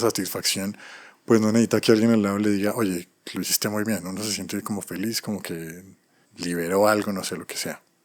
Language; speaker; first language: Spanish; native; Spanish